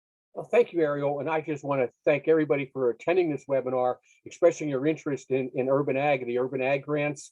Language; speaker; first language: English; native; English